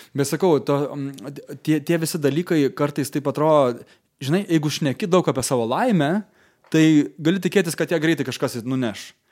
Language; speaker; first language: Lithuanian; native; Lithuanian